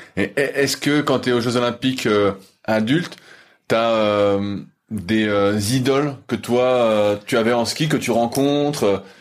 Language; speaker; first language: French; native; French